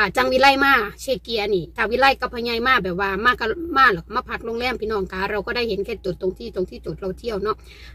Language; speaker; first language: Thai; native; Thai